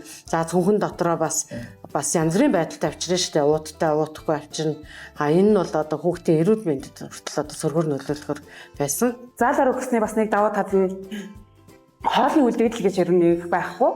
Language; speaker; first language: Mongolian; native; Mongolian